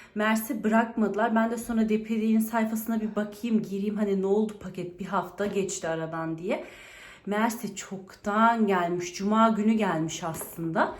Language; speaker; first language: Turkish; early bilingual, heritage; Turkish